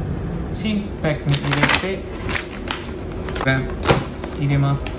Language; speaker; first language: Japanese; non-native, learner; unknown